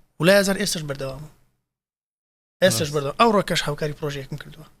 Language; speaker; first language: Central Kurdish; native; Central Kurdish